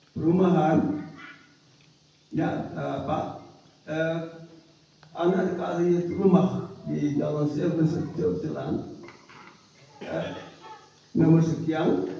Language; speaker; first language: Indonesian; non-native, fluent; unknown